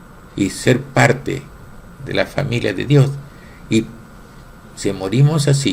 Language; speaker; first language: Spanish; native; Spanish